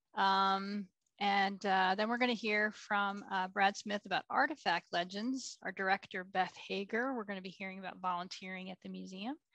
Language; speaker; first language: English; native; English